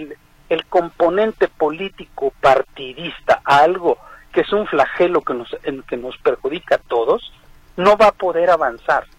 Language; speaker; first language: Spanish; native; Spanish